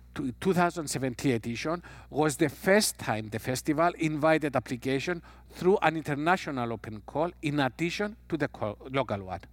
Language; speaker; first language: English; non-native, fluent; Greek